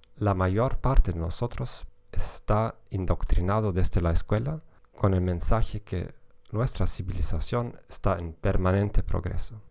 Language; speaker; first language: Spanish; non-native, fluent; German